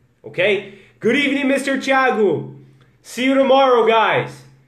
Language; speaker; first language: English; non-native, fluent; Portuguese